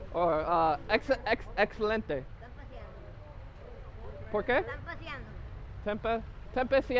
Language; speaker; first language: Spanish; non-native, learner; English